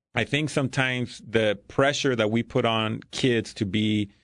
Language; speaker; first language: English; early bilingual, other home language; Spanish